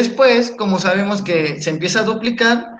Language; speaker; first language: Spanish; native; Spanish